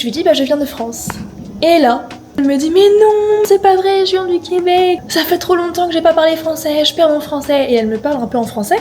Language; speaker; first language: French; native; French